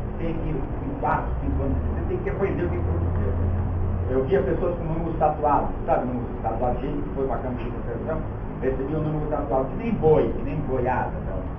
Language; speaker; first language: Portuguese; early bilingual, other home language; Yiddish